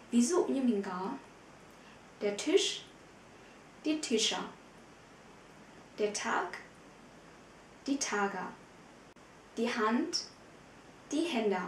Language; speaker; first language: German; non-native, fluent; Vietnamese